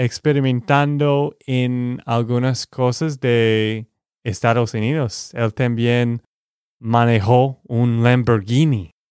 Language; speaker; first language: Spanish; non-native, learner; English